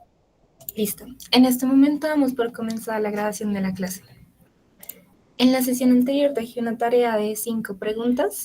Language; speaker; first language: Spanish; native; Spanish